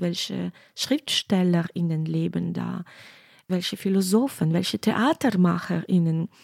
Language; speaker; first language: German; non-native, fluent; Ukrainian